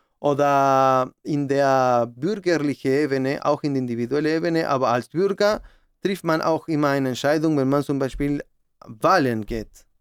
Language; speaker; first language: German; non-native, fluent; Spanish